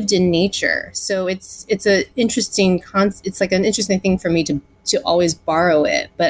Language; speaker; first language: English; early bilingual, other home language; Chinese